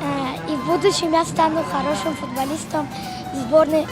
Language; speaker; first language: Russian; non-native, local second language; Tajik